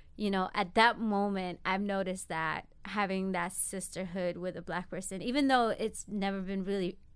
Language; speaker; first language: English; non-native, fluent; Amharic